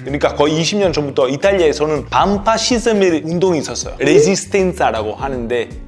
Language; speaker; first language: Korean; non-native, fluent; Italian